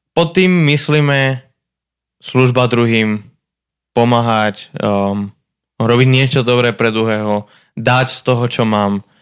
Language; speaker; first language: Slovak; non-native, fluent; Spanish